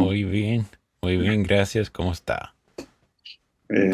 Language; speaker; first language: Spanish; non-native, fluent; English